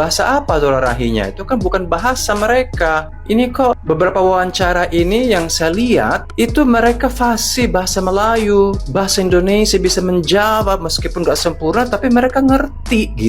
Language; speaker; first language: Indonesian; native; Indonesian